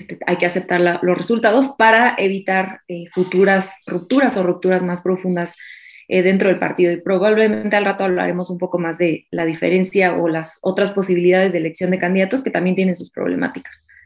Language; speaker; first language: Spanish; native; Spanish